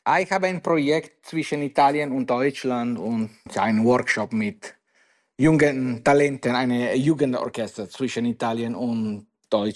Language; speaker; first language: German; non-native, learner; Italian